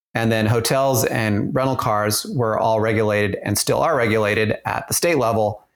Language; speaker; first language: English; early bilingual, other home language; German